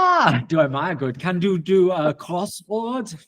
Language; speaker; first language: Danish; non-native, learner; English